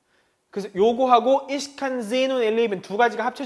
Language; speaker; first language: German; non-native, fluent; Korean